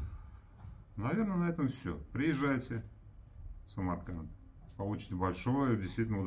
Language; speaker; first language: Russian; native; Russian